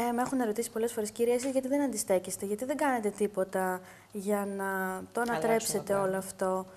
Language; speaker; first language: Greek; native; Greek